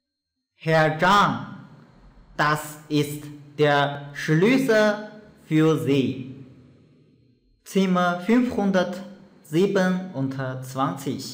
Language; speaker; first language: German; non-native, fluent; Chinese